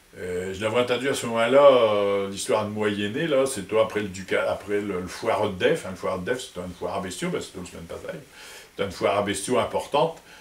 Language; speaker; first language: French; native; French